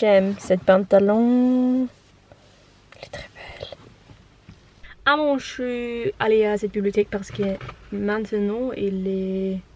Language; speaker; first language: French; non-native, learner; Norwegian